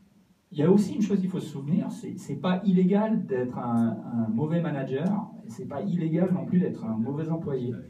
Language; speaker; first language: French; native; French